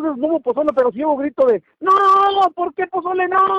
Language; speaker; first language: Spanish; native; Spanish